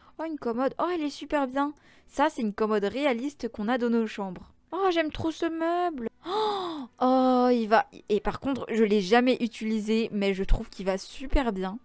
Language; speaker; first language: French; native; French